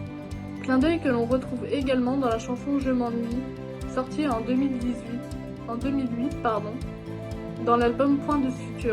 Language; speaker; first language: French; native; French